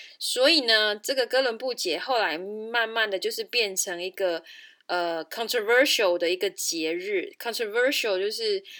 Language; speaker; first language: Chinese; native; Chinese